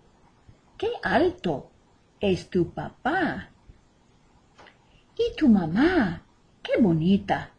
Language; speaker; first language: Spanish; non-native, fluent; English